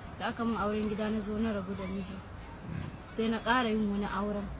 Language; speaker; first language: Hausa; native; Hausa